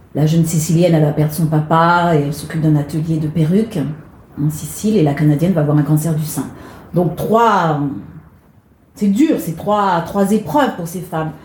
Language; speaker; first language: French; native; French